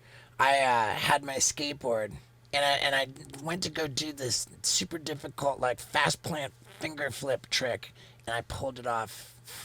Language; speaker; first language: English; native; English